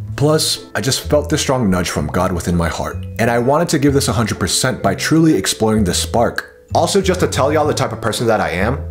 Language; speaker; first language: English; native; English